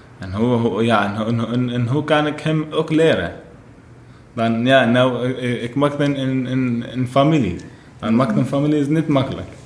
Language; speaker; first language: Dutch; non-native, learner; Arabic